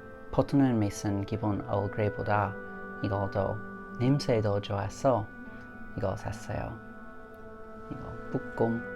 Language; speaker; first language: Korean; non-native, learner; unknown